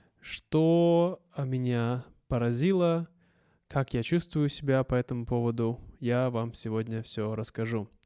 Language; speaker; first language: Russian; native; Russian